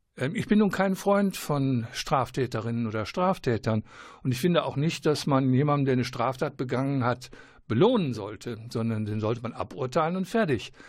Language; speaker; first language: German; native; German